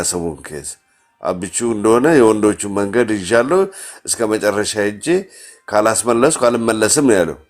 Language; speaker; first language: Amharic; non-native, local second language; Oromo